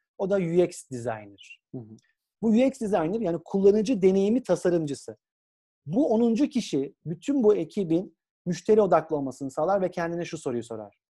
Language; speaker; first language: Turkish; native; Turkish